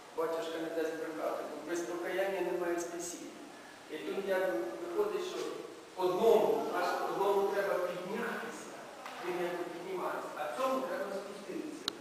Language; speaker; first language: Ukrainian; native; Ukrainian